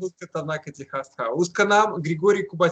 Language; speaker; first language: Hindi; non-native, learner; Russian